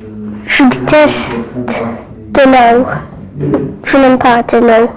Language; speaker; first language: French; non-native, learner; English